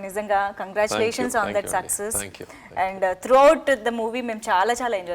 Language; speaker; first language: Telugu; native; Telugu